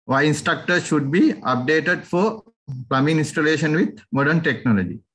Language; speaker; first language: English; non-native, local second language; Sinhala